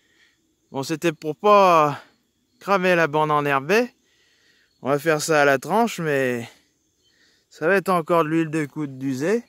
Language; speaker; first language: French; native; French